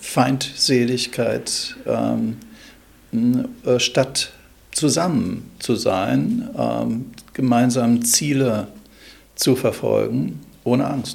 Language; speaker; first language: German; native; German